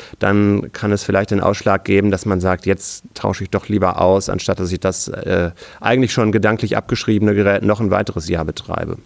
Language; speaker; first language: German; native; German